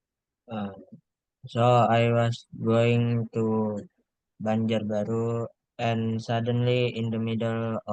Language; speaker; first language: English; non-native, learner; Indonesian